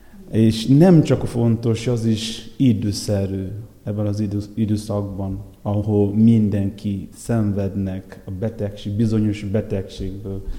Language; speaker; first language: Hungarian; non-native, fluent; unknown